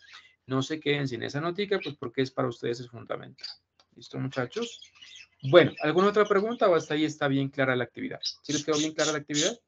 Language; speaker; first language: Spanish; native; Spanish